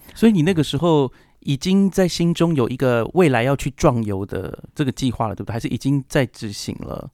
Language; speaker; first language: Chinese; native; Chinese